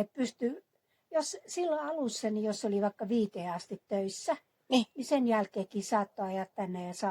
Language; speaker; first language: Finnish; native; Finnish